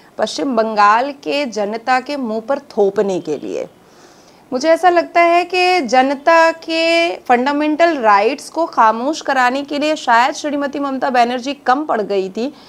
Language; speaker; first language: Hindi; native; Hindi